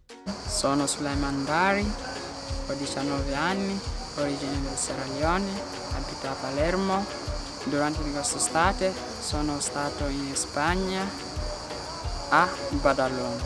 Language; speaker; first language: Italian; non-native, learner; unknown